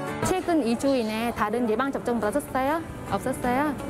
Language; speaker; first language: Korean; non-native, fluent; Vietnamese